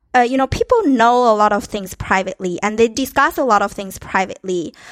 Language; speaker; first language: English; non-native, fluent; Chinese